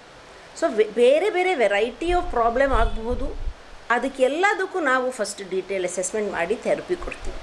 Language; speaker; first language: Kannada; non-native, local second language; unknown